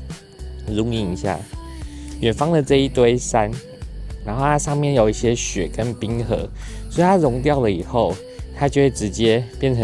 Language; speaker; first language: Chinese; native; Chinese